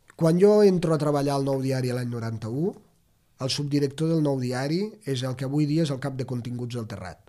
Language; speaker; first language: Catalan; native; Catalan